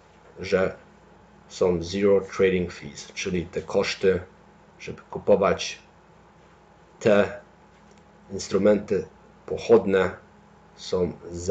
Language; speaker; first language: Polish; early bilingual, heritage; Polish